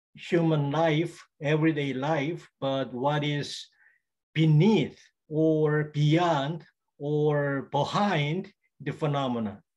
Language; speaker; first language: English; non-native, fluent; Korean